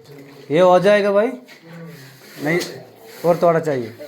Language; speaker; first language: Hindi; non-native, local second language; Malayalam